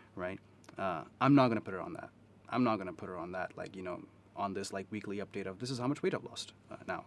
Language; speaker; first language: English; native; English